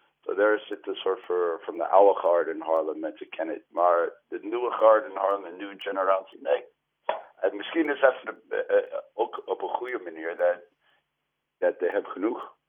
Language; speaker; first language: Dutch; non-native, fluent; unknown